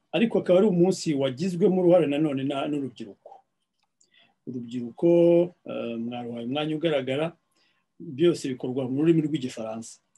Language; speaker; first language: Kinyarwanda; native; Kinyarwanda